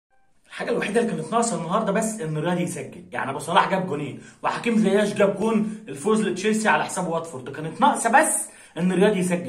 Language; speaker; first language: Arabic; native; Arabic